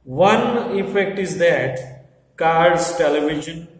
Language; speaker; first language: English; non-native, local second language; Gujarati